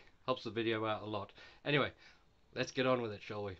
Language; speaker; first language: English; native; English